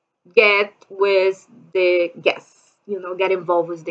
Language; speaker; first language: English; non-native, fluent; Portuguese